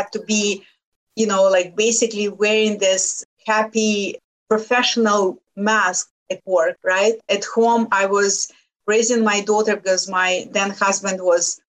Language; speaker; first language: English; non-native, fluent; Lithuanian